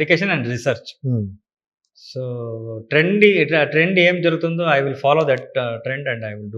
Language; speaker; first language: Telugu; non-native, learner; Kannada